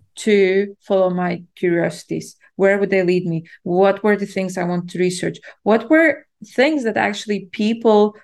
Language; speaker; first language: English; non-native, fluent; Latvian